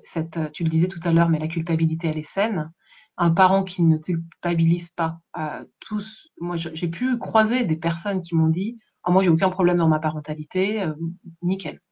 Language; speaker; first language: French; native; French